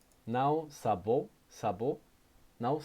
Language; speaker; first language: Portuguese; non-native, learner; English